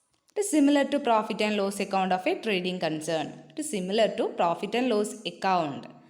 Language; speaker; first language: English; non-native, local second language; Malayalam